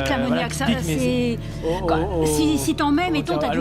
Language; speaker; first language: French; native; French